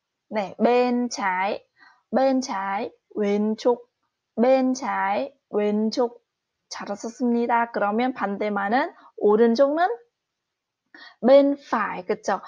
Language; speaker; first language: Korean; non-native, fluent; Vietnamese